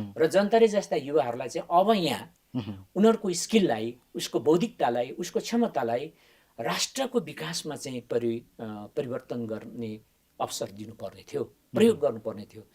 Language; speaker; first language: Nepali; non-native, local second language; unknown